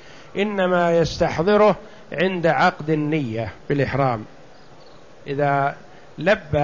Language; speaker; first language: Arabic; native; Arabic